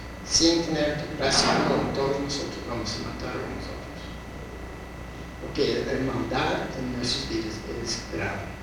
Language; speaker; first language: Spanish; non-native, fluent; English